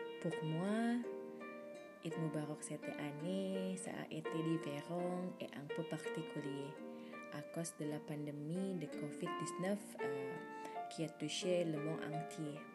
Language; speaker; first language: French; non-native, learner; Indonesian